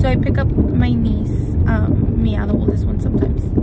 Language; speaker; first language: English; early bilingual, other home language; Spanish